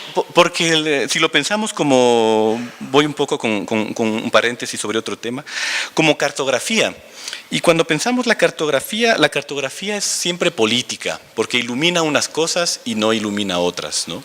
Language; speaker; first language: Spanish; native; Spanish